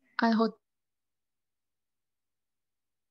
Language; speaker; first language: French; non-native, learner; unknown